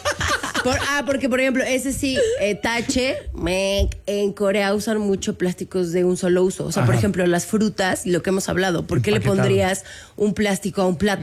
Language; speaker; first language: Spanish; native; Spanish